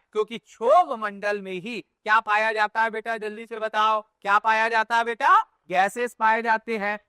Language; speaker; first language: Hindi; native; Hindi